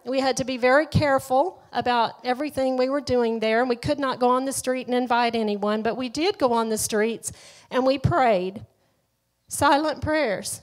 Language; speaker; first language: English; native; English